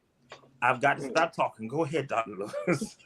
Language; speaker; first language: English; native; English